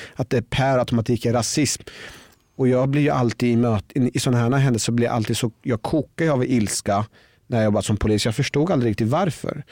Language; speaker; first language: Swedish; early bilingual, other home language; Persian